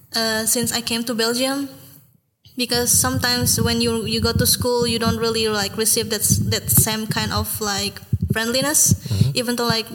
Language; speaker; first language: English; non-native, fluent; Indonesian